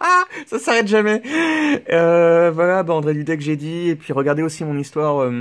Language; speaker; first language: French; native; French